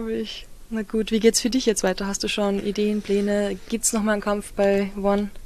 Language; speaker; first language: German; native; German